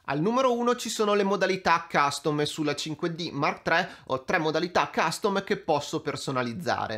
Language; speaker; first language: Italian; native; Italian